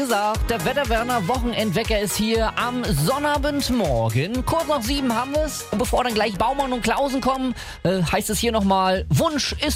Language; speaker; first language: German; native; German